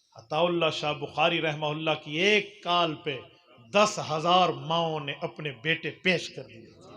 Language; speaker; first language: Urdu; non-native, local second language; Punjabi